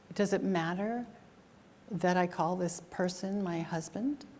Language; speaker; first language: English; native; English